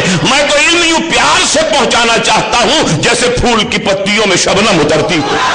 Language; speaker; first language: Urdu; native; Urdu